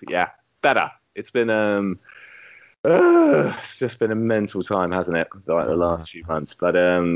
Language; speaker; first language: English; native; English